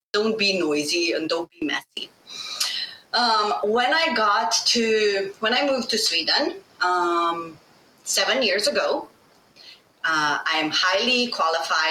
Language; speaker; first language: English; non-native, fluent; Bosnian